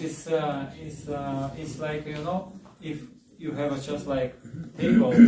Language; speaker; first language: English; non-native, fluent; Bulgarian